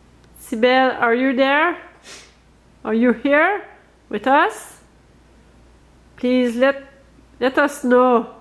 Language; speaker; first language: English; non-native, learner; French